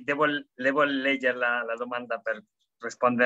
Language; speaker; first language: Italian; non-native, fluent; Spanish